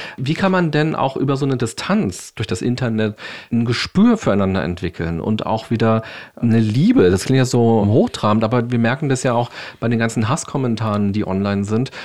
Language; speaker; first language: German; native; German